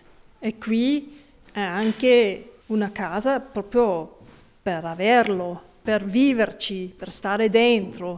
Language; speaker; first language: Italian; non-native, fluent; English